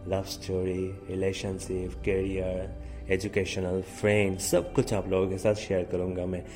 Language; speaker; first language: Hindi; non-native, local second language; Assamese